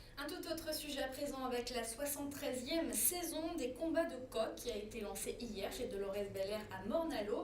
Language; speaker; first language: French; native; French